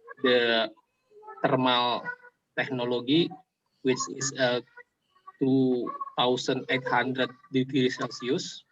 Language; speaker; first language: English; non-native, local second language; Indonesian